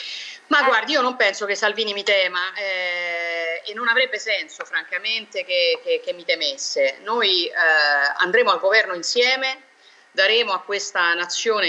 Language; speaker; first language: Italian; native; Italian